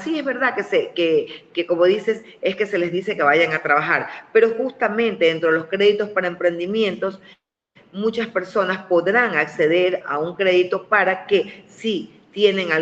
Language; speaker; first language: Spanish; native; Spanish